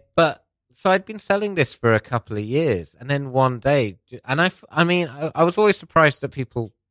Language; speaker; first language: English; non-native, local second language; Persian